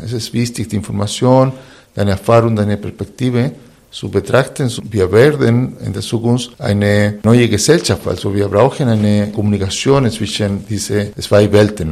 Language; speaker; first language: German; non-native, fluent; Spanish